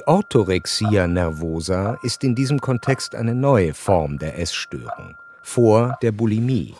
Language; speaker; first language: German; native; German